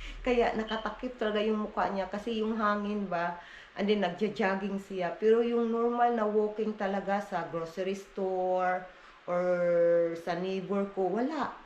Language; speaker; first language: Filipino; non-native, local second language; Cebuano